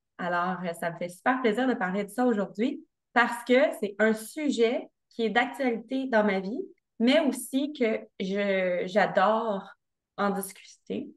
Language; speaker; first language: French; native; French